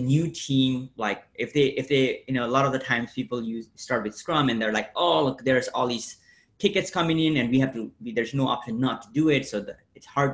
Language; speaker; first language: English; non-native, local second language; Nepali